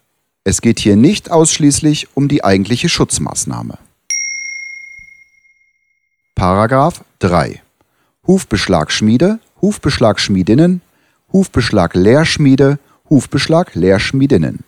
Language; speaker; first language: German; native; German